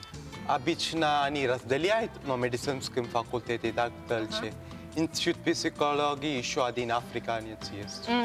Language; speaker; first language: Russian; non-native, learner; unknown